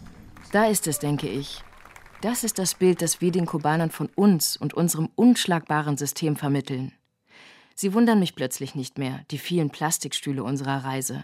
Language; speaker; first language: German; native; German